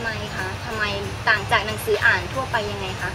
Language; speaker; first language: Thai; native; Thai